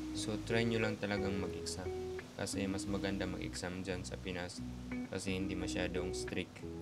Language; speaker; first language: Filipino; native; Filipino